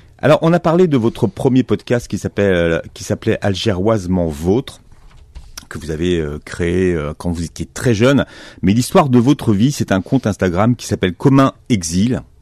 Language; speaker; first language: French; native; French